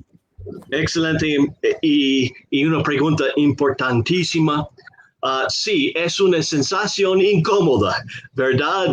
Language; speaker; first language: Spanish; non-native, fluent; English